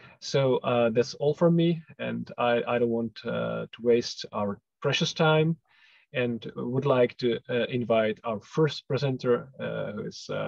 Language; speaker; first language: English; non-native, fluent; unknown